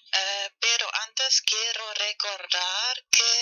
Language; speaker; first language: Spanish; non-native, fluent; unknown